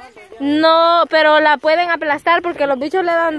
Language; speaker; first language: Spanish; native; Spanish